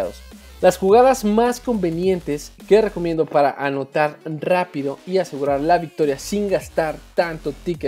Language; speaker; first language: Spanish; native; Spanish